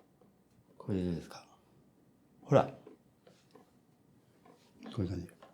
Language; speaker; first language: Japanese; native; Japanese